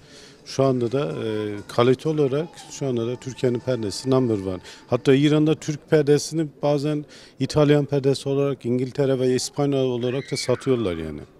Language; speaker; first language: Turkish; non-native, fluent; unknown